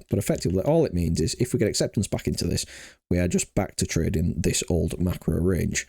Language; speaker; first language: English; native; English